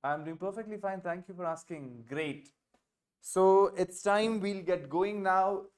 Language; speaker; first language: English; native; English